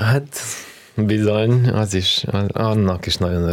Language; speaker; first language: Hungarian; non-native, learner; Russian